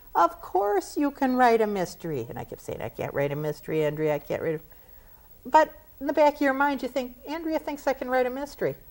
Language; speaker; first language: English; native; English